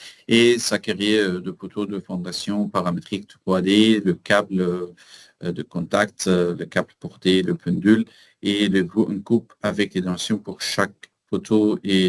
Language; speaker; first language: French; non-native, learner; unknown